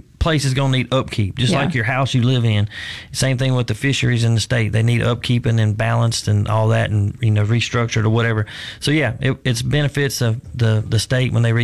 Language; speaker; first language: English; native; English